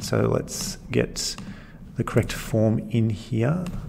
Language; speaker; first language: English; native; English